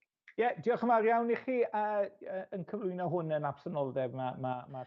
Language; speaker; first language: Welsh; native; Welsh